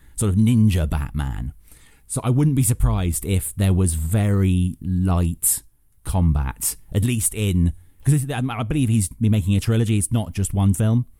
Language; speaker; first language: English; native; English